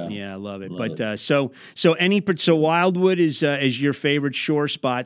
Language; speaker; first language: English; native; English